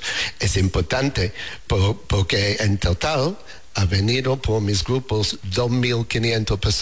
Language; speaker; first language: Spanish; non-native, learner; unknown